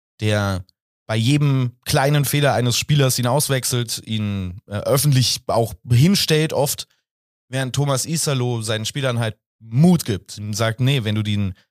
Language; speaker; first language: German; native; German